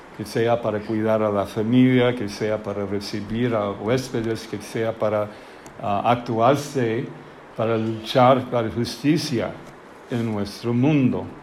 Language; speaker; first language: Spanish; non-native, fluent; English